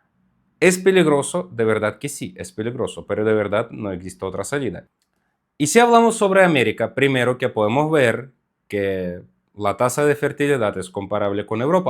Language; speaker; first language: Spanish; non-native, fluent; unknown